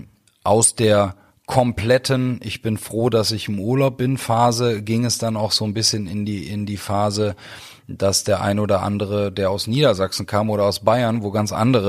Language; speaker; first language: German; native; German